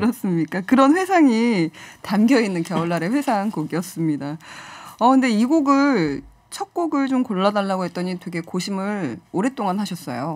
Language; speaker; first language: Korean; native; Korean